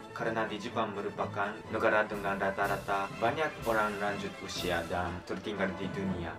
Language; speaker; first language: Indonesian; non-native, fluent; Japanese